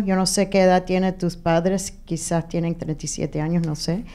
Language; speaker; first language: Spanish; non-native, local second language; English